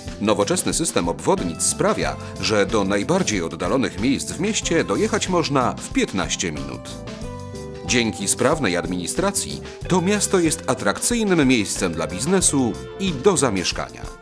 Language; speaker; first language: Polish; native; Polish